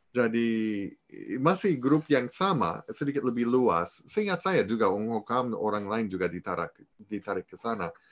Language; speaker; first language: Indonesian; non-native, fluent; English